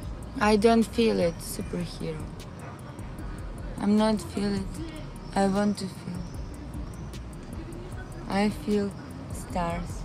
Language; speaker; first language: English; non-native, learner; Russian